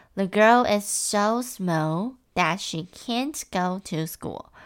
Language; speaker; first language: English; non-native, fluent; Chinese